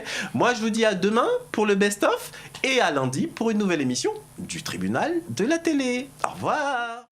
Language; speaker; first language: French; native; French